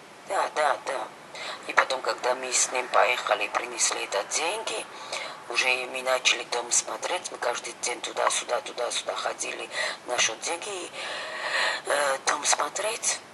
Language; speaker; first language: Russian; non-native, fluent; Georgian